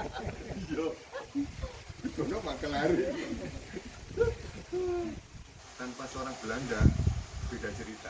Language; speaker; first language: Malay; non-native, local second language; Javanese